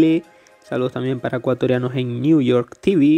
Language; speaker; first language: Spanish; native; Spanish